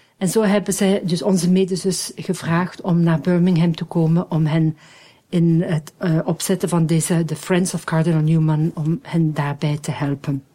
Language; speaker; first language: Dutch; native; Dutch